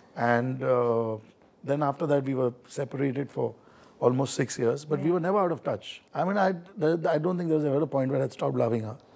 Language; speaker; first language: English; non-native, local second language; Hindi